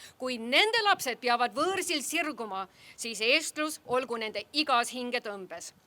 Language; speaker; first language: Estonian; early bilingual, heritage; Estonian